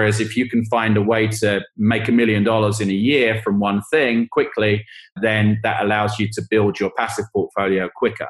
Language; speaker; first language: English; native; English